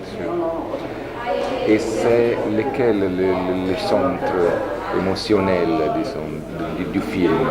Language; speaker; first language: French; non-native, fluent; Italian